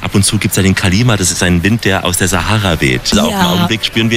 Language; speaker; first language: German; native; German